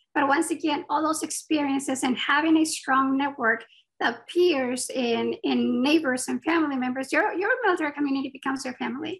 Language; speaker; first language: English; non-native, fluent; Spanish